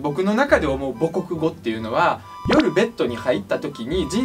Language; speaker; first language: Japanese; early bilingual, other home language; Russian